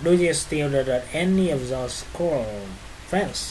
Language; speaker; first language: English; non-native, fluent; Vietnamese